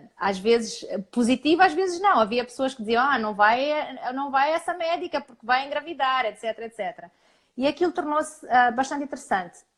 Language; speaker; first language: Portuguese; early bilingual, heritage; Portuguese